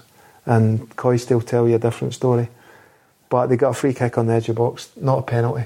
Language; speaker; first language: English; native; English